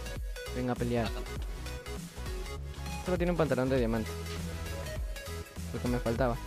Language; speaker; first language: Spanish; native; Spanish